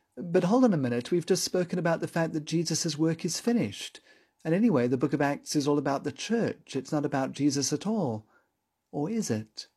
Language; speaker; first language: English; native; English